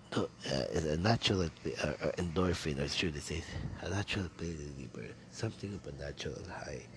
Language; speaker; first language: English; non-native, local second language; Filipino